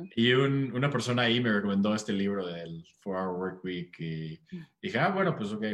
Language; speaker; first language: Spanish; non-native, fluent; English